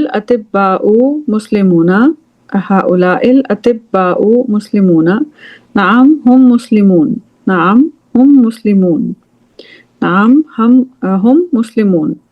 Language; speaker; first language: Arabic; non-native, fluent; English